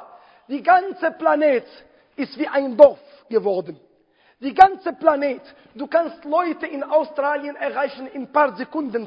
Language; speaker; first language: German; non-native, fluent; Arabic